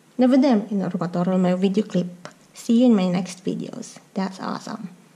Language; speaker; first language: Romanian; non-native, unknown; Filipino